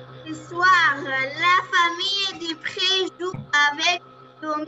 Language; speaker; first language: French; non-native, learner; Arabic